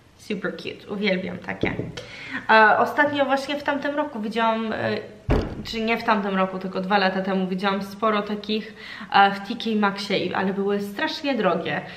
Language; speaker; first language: Polish; early bilingual, heritage; Polish